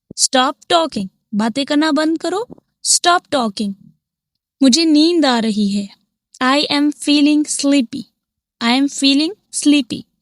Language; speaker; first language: Hindi; native; Hindi